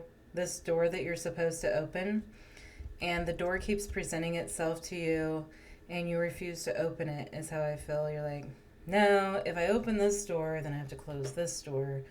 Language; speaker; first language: English; native; English